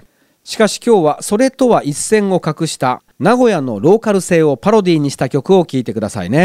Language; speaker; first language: Japanese; native; Japanese